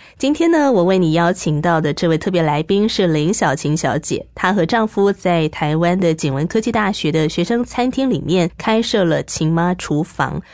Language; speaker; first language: Chinese; native; Chinese